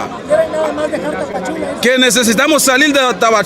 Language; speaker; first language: Spanish; non-native, learner; Haitian Creole